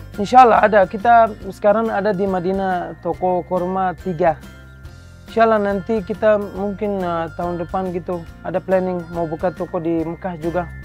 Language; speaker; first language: Indonesian; non-native, learner; Arabic